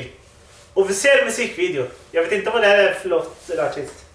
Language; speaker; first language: Swedish; non-native, learner; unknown